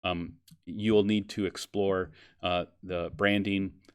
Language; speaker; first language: English; native; English